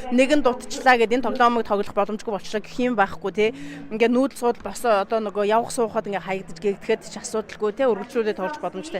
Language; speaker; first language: Mongolian; native; Mongolian